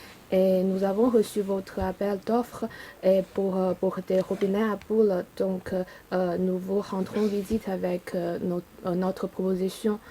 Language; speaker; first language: French; non-native, learner; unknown